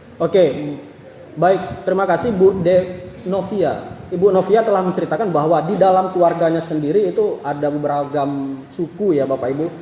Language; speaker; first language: Indonesian; non-native, local second language; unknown